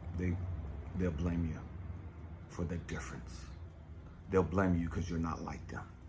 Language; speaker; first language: English; native; English